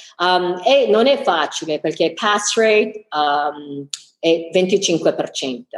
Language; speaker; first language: Italian; non-native, fluent; English